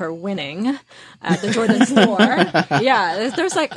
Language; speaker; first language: English; non-native, local second language; Filipino